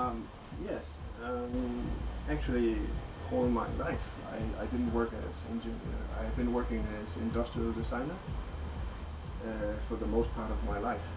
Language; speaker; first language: English; non-native, fluent; Danish